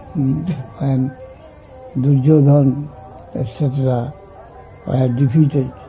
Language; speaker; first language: English; non-native, local second language; Bangla